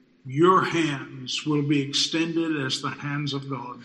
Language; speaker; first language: English; native; English